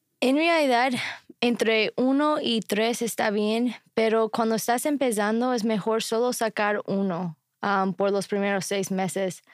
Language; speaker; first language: Spanish; non-native, fluent; English